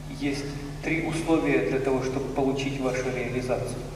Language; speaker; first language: Russian; native; Russian